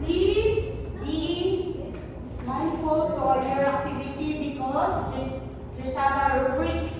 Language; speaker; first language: English; non-native, local second language; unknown